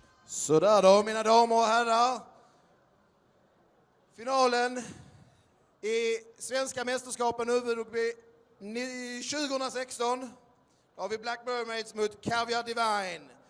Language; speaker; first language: Swedish; native; Swedish